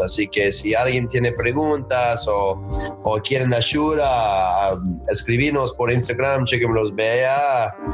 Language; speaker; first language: Spanish; non-native, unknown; English